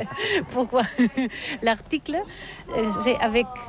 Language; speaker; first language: French; non-native, learner; Catalan